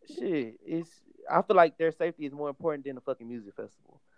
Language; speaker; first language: English; native; English